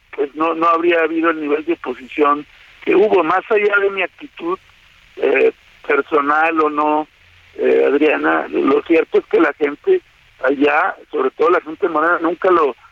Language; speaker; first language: Spanish; native; Spanish